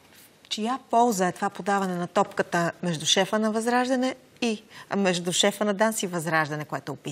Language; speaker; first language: Bulgarian; native; Bulgarian